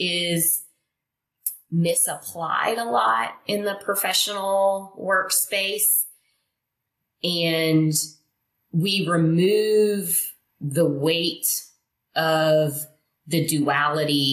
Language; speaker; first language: English; non-native, fluent; Indonesian